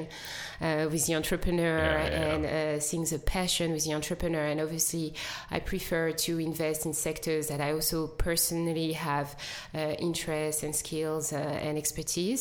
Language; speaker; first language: English; non-native, fluent; French